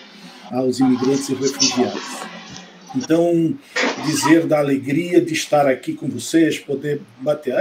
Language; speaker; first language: Portuguese; native; Portuguese